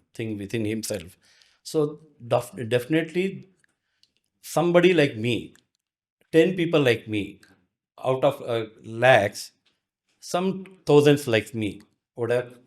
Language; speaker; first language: English; non-native, local second language; Kannada